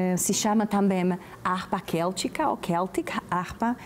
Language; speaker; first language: Portuguese; non-native, fluent; Slovak